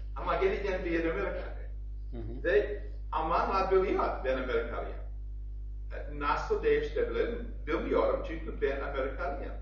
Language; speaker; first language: Turkish; non-native, learner; English